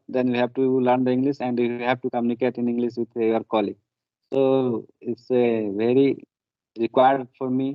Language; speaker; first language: English; non-native, learner; Hindi